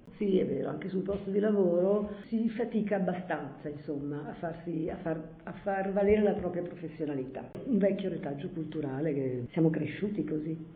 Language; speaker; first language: Italian; native; Italian